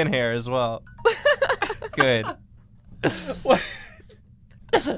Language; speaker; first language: English; native; English